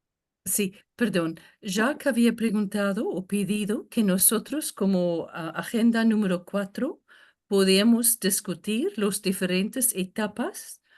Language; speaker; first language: Spanish; non-native, fluent; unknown